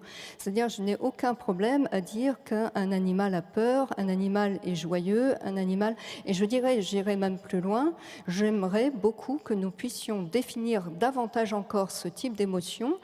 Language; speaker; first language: French; native; French